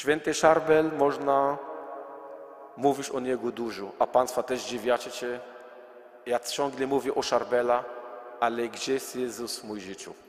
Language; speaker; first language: Polish; non-native, learner; Arabic